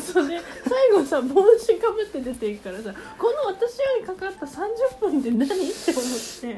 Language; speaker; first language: Japanese; native; Japanese